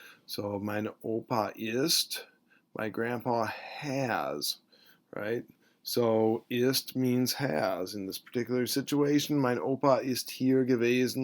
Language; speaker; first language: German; non-native, fluent; English